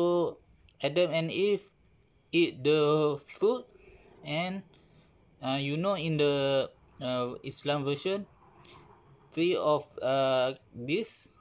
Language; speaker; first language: English; non-native, learner; Malay